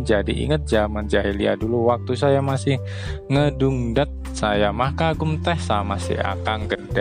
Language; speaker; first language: Indonesian; native; Indonesian